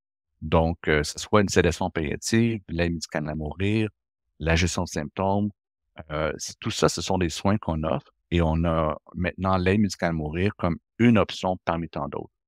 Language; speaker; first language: French; native; French